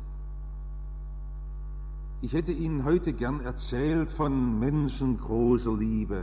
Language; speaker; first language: German; native; German